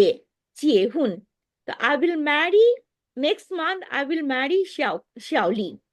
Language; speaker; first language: Chinese; non-native, fluent; Hindi